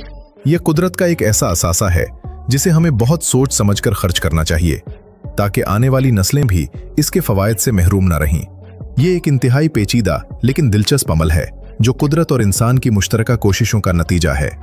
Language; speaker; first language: Urdu; native; Urdu